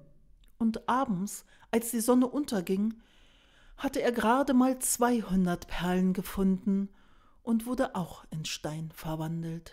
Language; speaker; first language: German; native; German